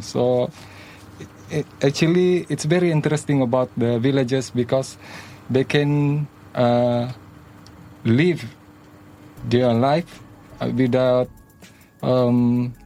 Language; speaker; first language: English; non-native, learner; Malay